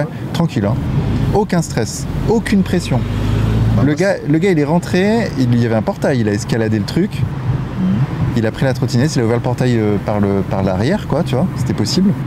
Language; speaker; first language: French; native; French